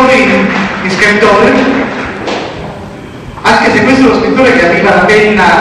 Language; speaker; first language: Italian; native; Italian